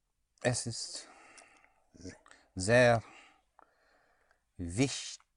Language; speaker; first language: German; non-native, learner; English